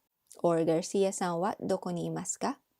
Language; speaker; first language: Japanese; non-native, learner; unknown